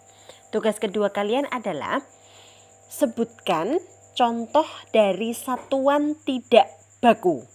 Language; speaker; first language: Indonesian; native; Indonesian